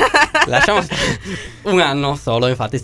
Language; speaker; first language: Italian; native; Italian